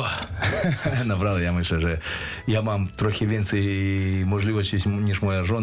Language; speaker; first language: Polish; non-native, fluent; Russian